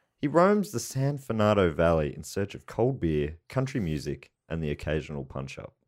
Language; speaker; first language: English; native; English